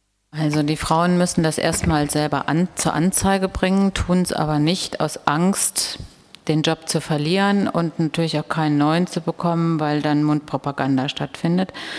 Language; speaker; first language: German; native; German